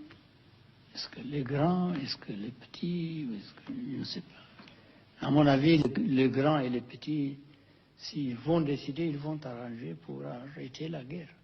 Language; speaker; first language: French; non-native, fluent; Amharic